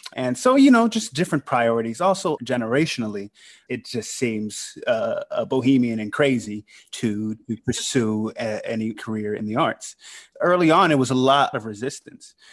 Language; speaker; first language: English; native; English